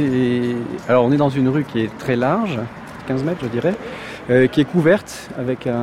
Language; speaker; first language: French; native; French